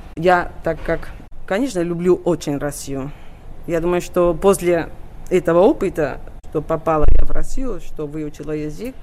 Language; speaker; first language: Russian; non-native, fluent; Catalan